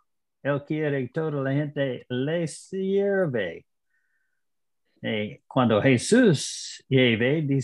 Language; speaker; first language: Spanish; non-native, learner; English